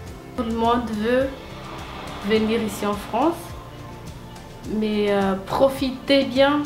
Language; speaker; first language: French; non-native, local second language; Malagasy